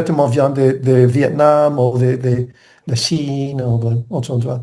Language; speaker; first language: French; non-native, learner; English